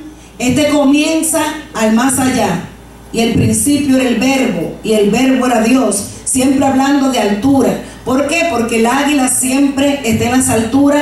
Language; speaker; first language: Spanish; native; Spanish